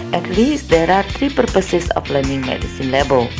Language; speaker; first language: English; non-native, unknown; Indonesian